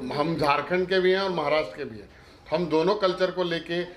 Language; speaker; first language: Hindi; native; Hindi